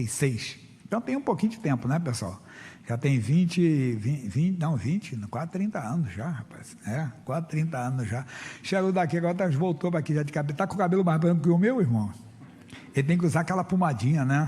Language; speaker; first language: Portuguese; native; Portuguese